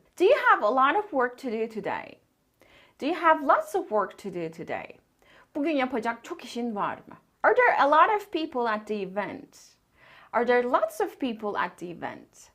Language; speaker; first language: English; non-native, fluent; Turkish